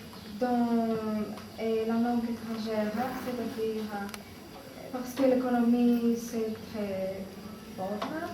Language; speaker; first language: French; non-native, learner; Spanish